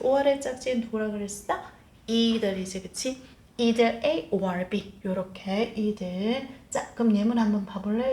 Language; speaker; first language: Korean; native; Korean